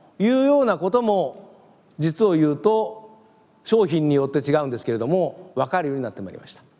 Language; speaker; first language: Japanese; native; Japanese